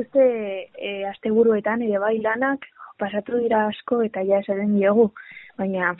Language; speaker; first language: Basque; non-native, local second language; Spanish